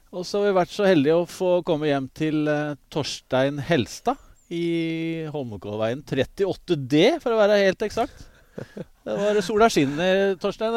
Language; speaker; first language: Norwegian; native; Norwegian